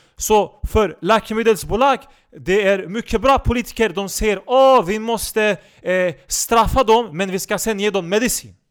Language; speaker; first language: Swedish; non-native, local second language; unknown